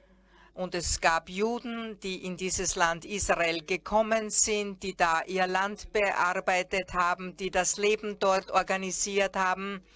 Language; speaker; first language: German; non-native, fluent; Hebrew